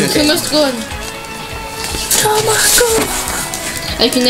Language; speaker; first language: French; native; French